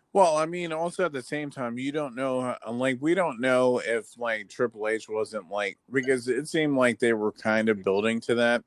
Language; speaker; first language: English; native; English